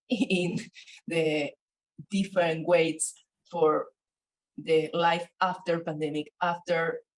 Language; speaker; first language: English; non-native, learner; Spanish